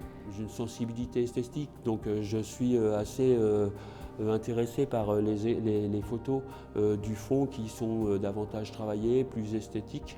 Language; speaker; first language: French; native; French